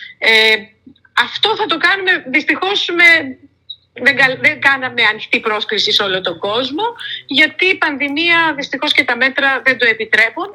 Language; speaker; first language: Greek; native; Greek